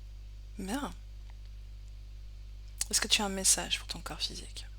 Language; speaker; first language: French; native; French